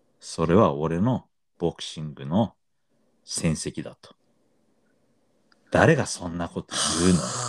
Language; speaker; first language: Japanese; native; Japanese